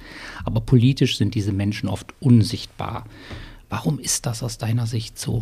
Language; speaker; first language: German; native; German